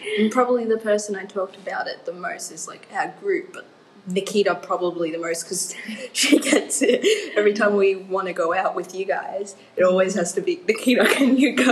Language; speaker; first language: English; native; English